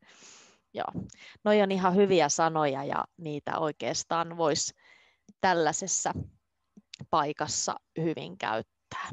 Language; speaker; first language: Finnish; native; Finnish